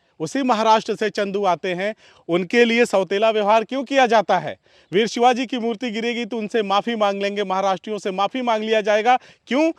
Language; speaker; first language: Hindi; native; Hindi